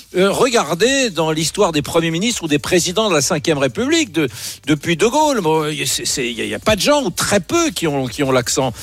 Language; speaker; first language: French; native; French